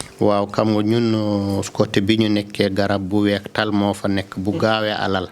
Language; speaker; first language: Wolof; non-native, local second language; Fula